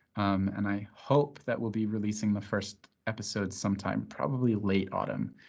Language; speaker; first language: English; native; English